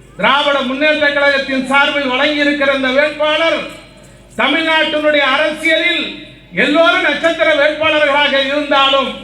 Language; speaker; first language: Tamil; native; Tamil